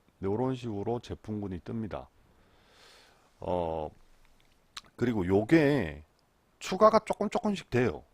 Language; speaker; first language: Korean; native; Korean